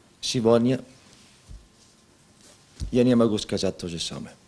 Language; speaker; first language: Russian; non-native, learner; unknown